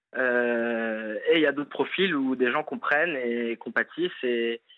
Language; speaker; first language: French; native; French